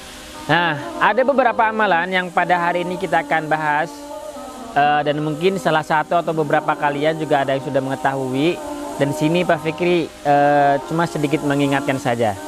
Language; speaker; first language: Indonesian; native; Indonesian